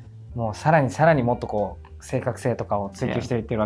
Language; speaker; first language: Japanese; native; Japanese